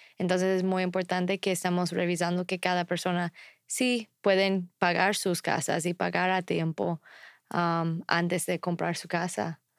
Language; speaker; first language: Spanish; non-native, fluent; English